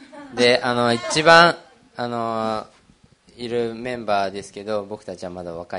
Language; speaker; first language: Japanese; early bilingual, other home language; Portuguese